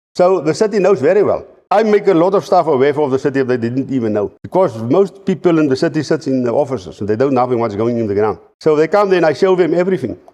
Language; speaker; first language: English; non-native, local second language; Afrikaans